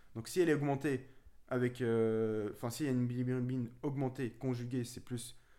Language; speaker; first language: French; early bilingual, other home language; Arabic